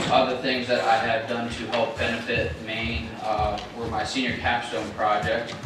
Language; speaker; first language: English; native; English